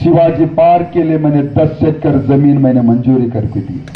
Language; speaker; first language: Hindi; non-native, local second language; Marathi